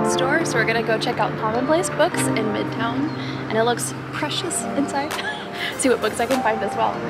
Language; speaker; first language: English; native; English